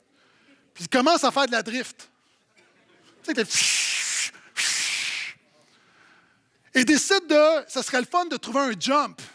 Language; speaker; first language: French; native; French